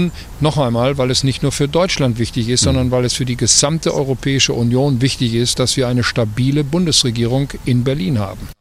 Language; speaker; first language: German; native; German